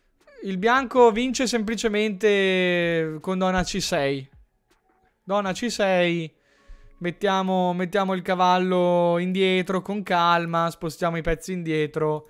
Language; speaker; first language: Italian; native; Italian